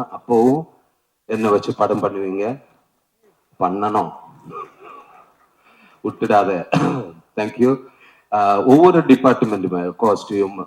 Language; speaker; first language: Tamil; non-native, learner; Malayalam